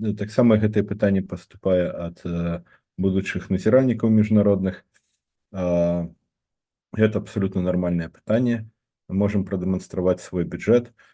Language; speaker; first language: Belarusian; non-native, local second language; Russian